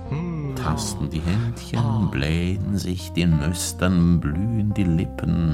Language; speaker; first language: German; native; German